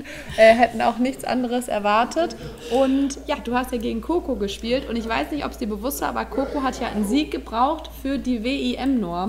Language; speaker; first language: German; native; German